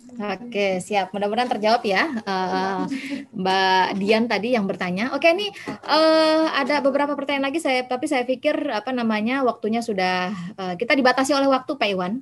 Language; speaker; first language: Indonesian; native; Indonesian